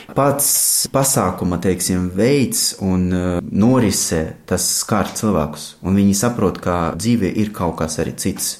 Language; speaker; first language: Latvian; non-native, fluent; Russian